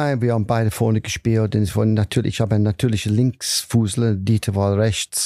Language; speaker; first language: German; non-native, fluent; English